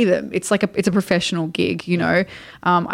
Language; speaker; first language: English; native; English